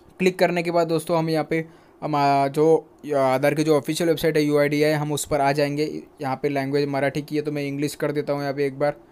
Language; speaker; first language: Hindi; non-native, local second language; Marathi